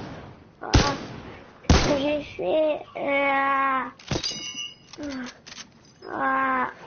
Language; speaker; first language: French; native; French